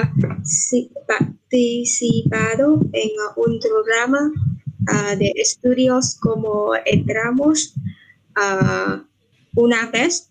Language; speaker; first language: Spanish; non-native, learner; Vietnamese